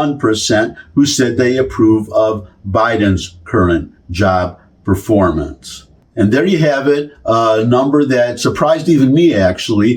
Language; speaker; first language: English; native; English